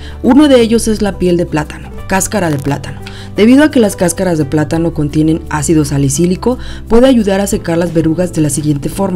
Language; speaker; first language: Spanish; native; Spanish